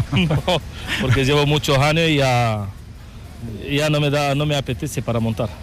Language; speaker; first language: Spanish; non-native, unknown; Romanian